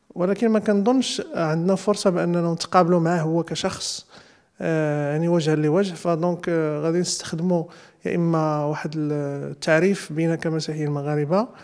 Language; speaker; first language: Arabic; native; Arabic